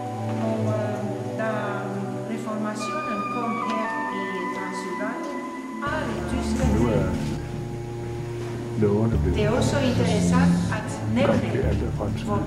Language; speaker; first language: Danish; non-native, fluent; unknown